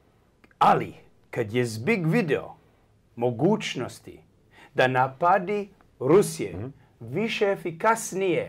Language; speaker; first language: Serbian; early bilingual, heritage; English